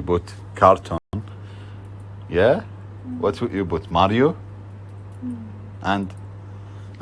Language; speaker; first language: English; non-native, learner; Arabic